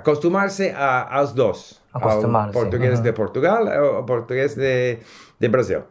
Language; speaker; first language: Portuguese; non-native, learner; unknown